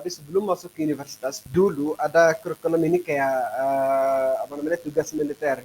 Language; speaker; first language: Indonesian; non-native, fluent; Arabic